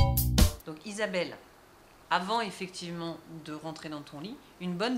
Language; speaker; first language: French; native; French